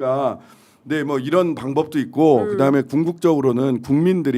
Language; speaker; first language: Korean; native; Korean